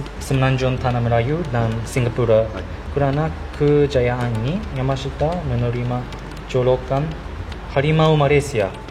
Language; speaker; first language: Malay; non-native, fluent; Japanese